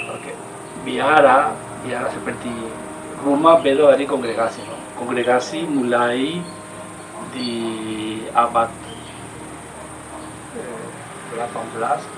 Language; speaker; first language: Indonesian; non-native, fluent; Spanish